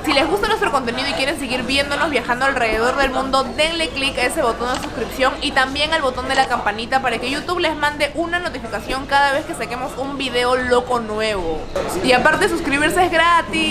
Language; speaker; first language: Spanish; native; Spanish